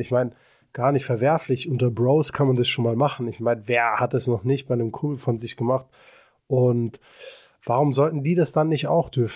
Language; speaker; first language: German; native; German